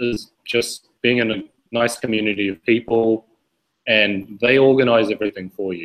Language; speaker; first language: English; native; English